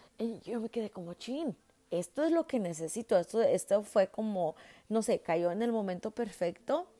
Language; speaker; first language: Spanish; early bilingual, heritage; Spanish